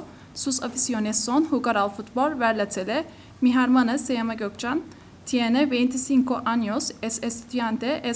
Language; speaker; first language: Spanish; non-native, learner; Turkish